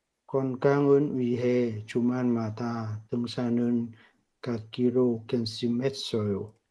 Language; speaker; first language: Korean; non-native, learner; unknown